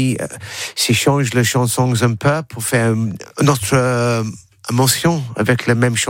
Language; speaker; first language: French; non-native, learner; English